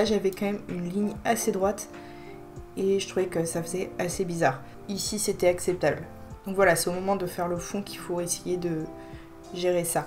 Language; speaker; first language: French; native; French